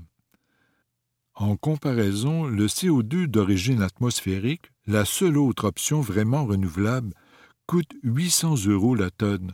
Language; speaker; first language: French; native; French